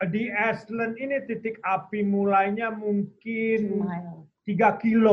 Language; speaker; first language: Indonesian; native; Indonesian